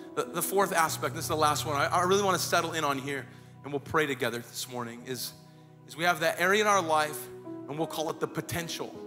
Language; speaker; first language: English; native; English